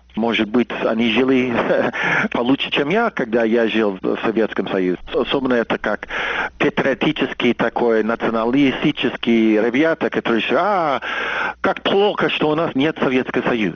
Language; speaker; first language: Russian; non-native, fluent; English